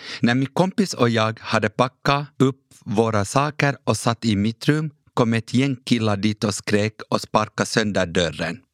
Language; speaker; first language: Swedish; early bilingual, other home language; Kurdish